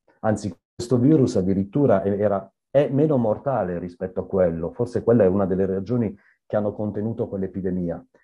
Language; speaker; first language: Italian; native; Italian